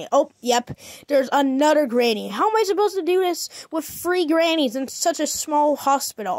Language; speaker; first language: English; native; English